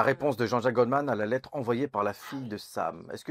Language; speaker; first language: French; native; French